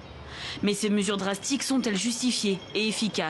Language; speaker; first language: French; native; French